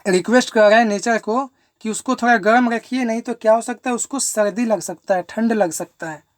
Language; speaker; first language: Hindi; non-native, local second language; Bangla